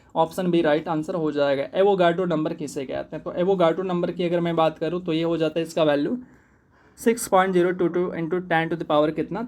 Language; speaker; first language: Hindi; native; Hindi